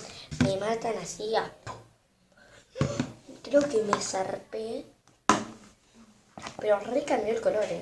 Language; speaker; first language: Spanish; native; Spanish